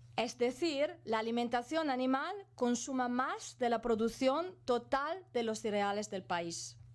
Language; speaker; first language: Spanish; non-native, fluent; Italian